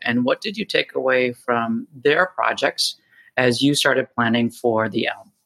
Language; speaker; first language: English; native; English